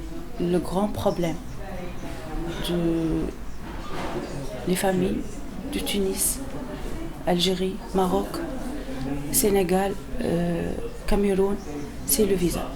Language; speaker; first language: French; non-native, learner; Arabic